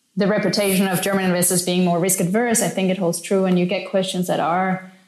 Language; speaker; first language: English; non-native, fluent; Danish